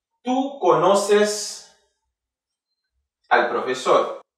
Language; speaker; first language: Spanish; non-native, fluent; Haitian Creole